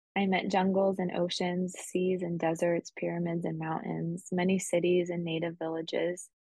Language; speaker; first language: English; early bilingual, other home language; Spanish